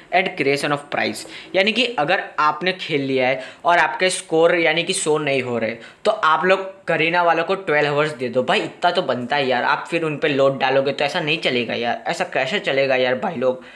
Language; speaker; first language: Hindi; non-native, local second language; Gujarati